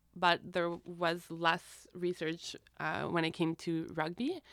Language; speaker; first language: English; native; English